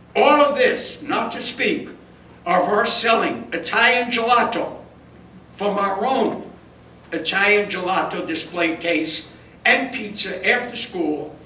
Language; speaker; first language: English; early bilingual, other home language; Italian